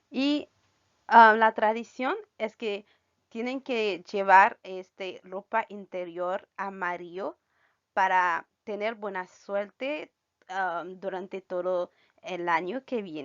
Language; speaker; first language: Spanish; non-native, fluent; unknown